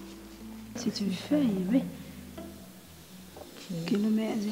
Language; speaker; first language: French; non-native, local second language; Arabic